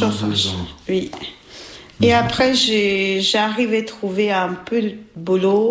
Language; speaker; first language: French; non-native, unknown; Albanian